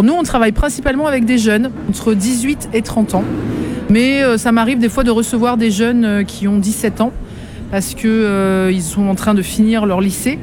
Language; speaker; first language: French; native; French